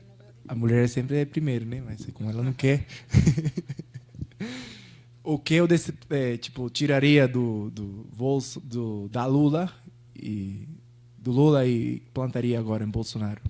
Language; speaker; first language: Portuguese; non-native, fluent; Spanish